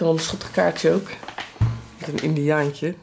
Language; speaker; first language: Dutch; native; Dutch